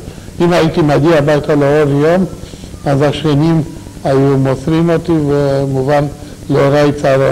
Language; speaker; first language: Hebrew; non-native, fluent; Romanian